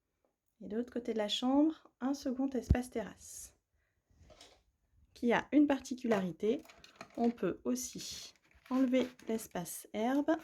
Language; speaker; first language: French; native; French